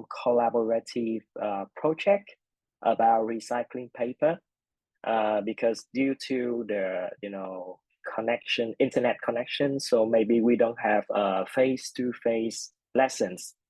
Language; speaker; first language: English; non-native, fluent; Vietnamese